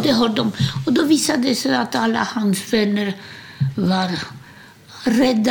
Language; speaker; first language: Swedish; non-native, fluent; Polish